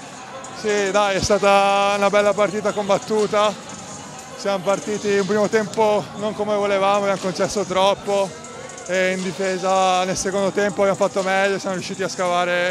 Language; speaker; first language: Italian; native; Italian